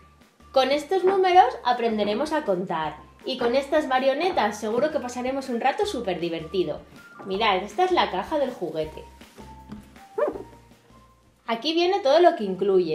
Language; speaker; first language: Spanish; native; Spanish